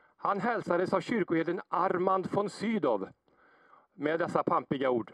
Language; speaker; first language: Swedish; native; Swedish